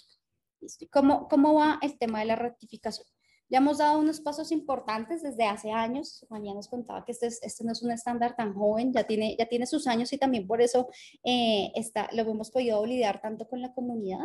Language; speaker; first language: Spanish; native; Spanish